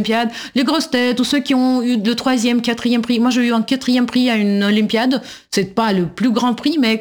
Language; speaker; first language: French; non-native, fluent; Russian